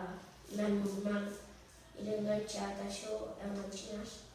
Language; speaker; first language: Catalan; non-native, local second language; Spanish